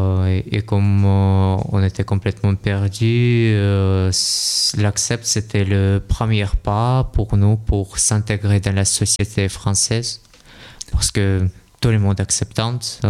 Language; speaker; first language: French; non-native, learner; Russian